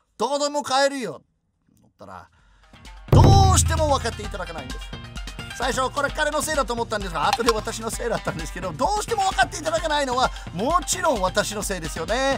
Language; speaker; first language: Japanese; non-native, fluent; English